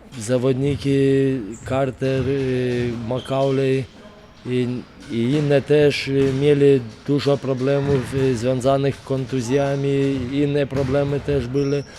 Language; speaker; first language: Polish; non-native, fluent; Lithuanian